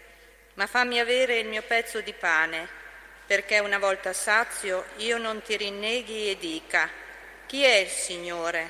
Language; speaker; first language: Italian; native; Italian